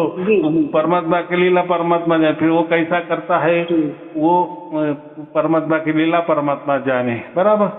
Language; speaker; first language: Hindi; native; Hindi